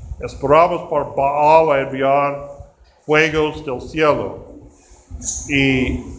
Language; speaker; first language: Spanish; non-native, fluent; English